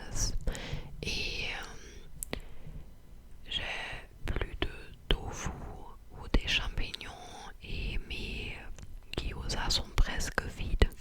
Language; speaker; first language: French; non-native, fluent; English